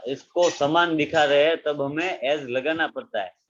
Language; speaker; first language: Hindi; non-native, local second language; Gujarati